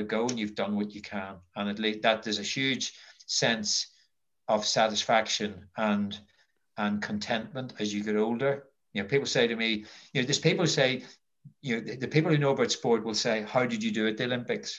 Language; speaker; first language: English; native; English